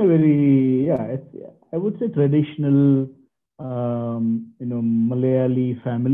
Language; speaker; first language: English; non-native, local second language; Malayalam